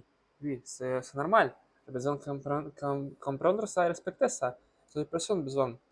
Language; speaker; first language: French; non-native, learner; Russian